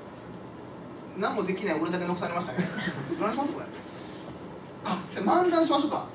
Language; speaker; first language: Japanese; native; Japanese